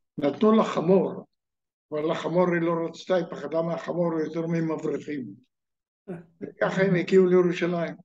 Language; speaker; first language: Hebrew; native; Hebrew